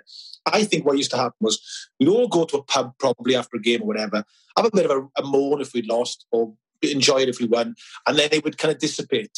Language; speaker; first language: English; native; English